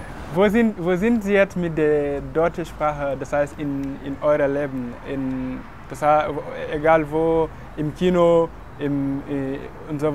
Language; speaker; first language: German; non-native, fluent; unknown